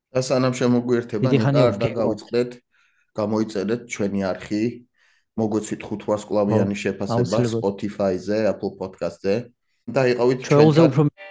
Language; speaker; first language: Georgian; early bilingual, heritage; Georgian